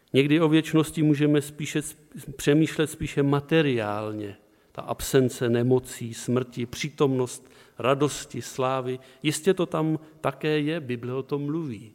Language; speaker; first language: Czech; native; Czech